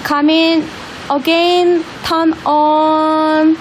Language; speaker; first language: English; non-native, learner; Korean